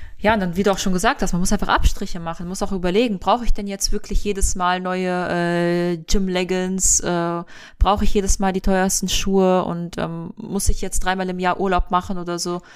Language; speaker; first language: German; early bilingual, other home language; Russian